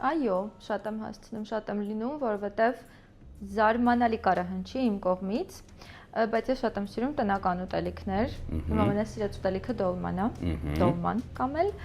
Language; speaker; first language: Armenian; early bilingual, other home language; Russian